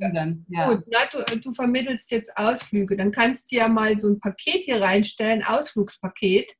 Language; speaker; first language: German; native; German